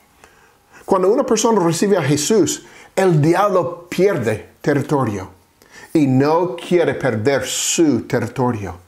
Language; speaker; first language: Spanish; non-native, fluent; English